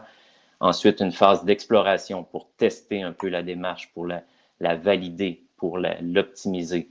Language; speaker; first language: French; native; French